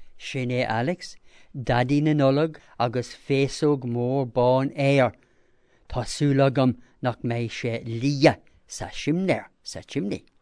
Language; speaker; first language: Irish; non-native, local second language; English